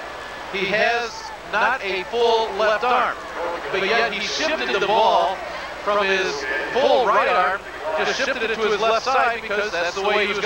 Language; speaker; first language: English; native; English